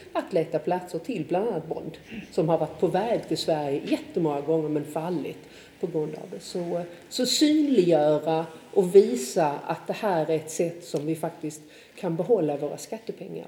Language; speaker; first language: Swedish; native; Swedish